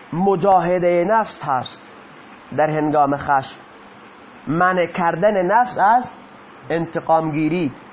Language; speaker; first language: Persian; native; Persian